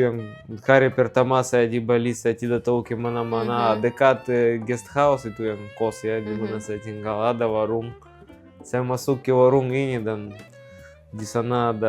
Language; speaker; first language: Indonesian; non-native, learner; Russian